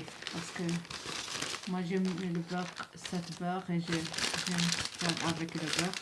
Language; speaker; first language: French; non-native, local second language; Arabic